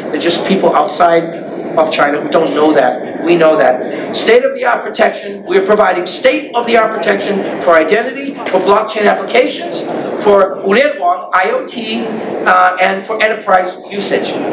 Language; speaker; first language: English; native; English